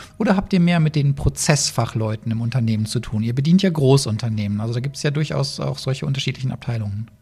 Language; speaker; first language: German; native; German